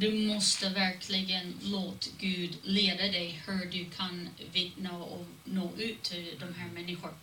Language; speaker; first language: Swedish; non-native, fluent; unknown